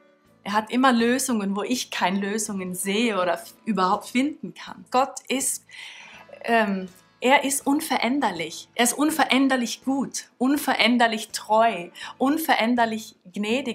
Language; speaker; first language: German; non-native, fluent; Norwegian